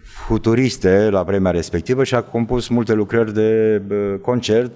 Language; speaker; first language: Romanian; native; Romanian